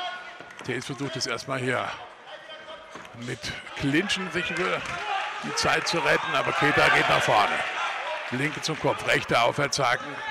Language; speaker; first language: German; native; German